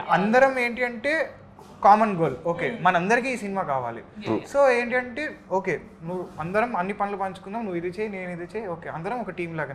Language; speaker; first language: Telugu; native; Telugu